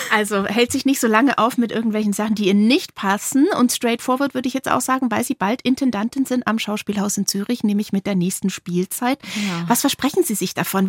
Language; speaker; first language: German; native; German